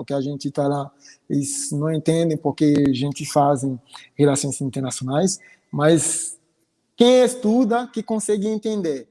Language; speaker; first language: Portuguese; non-native, fluent; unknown